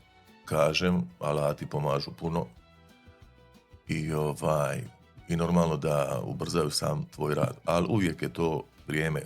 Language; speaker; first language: Bosnian; native; Bosnian